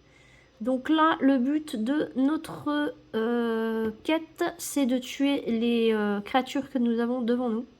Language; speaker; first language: French; native; French